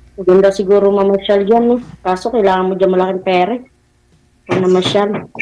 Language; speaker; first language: Filipino; non-native, local second language; Bikol